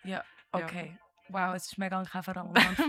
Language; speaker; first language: German; native; German